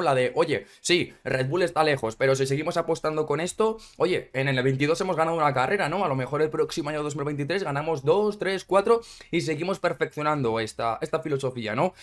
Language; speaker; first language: Spanish; native; Spanish